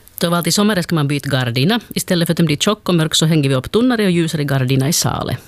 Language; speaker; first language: Swedish; native; Swedish